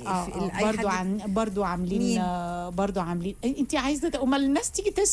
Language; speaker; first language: Arabic; native; Arabic